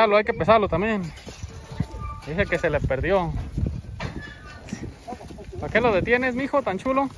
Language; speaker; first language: Spanish; native; Spanish